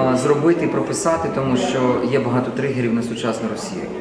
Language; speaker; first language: Ukrainian; non-native, local second language; Russian